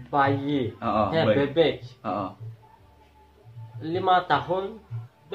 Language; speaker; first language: Indonesian; non-native, learner; Turkish